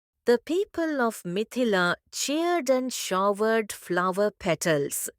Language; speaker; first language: English; non-native, local second language; Tamil